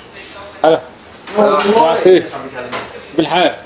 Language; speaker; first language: Arabic; native; Arabic